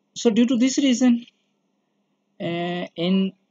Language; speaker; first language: English; non-native, local second language; Urdu